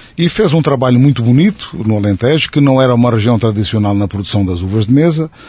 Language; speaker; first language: Portuguese; native; Portuguese